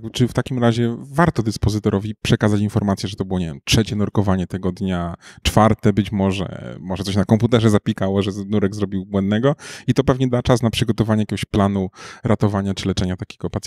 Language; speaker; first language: Polish; native; Polish